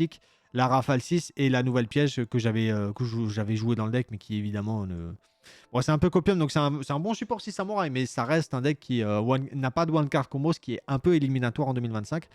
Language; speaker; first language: French; native; French